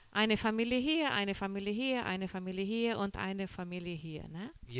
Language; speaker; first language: German; non-native, learner; Portuguese